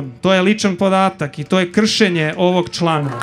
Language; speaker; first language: Serbian; native; Serbian